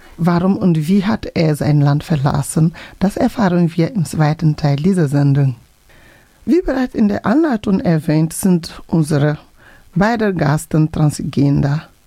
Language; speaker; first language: German; non-native, fluent; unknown